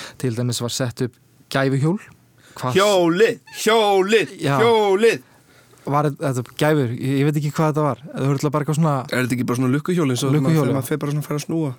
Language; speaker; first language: Icelandic; early bilingual, heritage; Icelandic